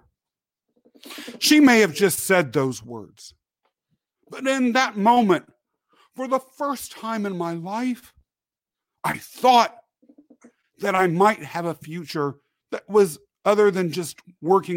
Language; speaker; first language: English; native; English